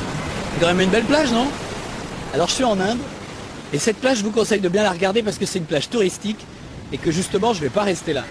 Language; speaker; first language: French; native; French